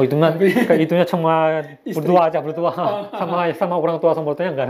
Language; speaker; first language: Indonesian; non-native, fluent; Korean